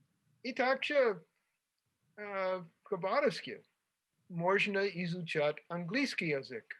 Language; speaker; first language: Russian; non-native, fluent; English